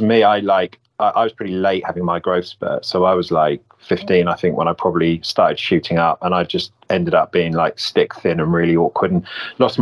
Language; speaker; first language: English; native; English